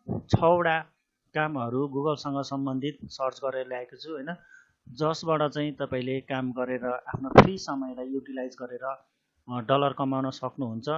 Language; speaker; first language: Nepali; native; Nepali